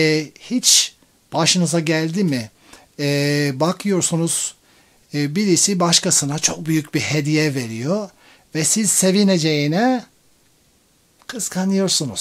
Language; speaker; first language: Turkish; non-native, fluent; English